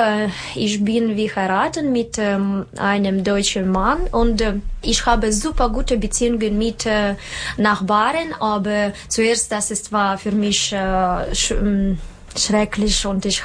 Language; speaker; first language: German; non-native, learner; Russian